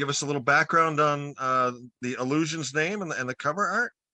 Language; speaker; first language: English; native; English